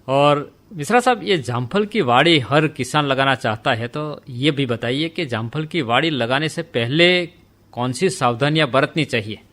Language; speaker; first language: Hindi; non-native, local second language; Gujarati